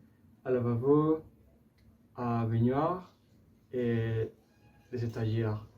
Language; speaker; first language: French; non-native, learner; Spanish